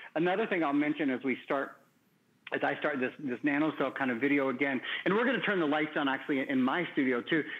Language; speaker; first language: English; native; English